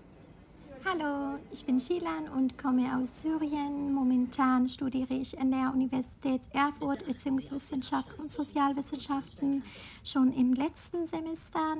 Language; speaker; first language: German; non-native, fluent; Arabic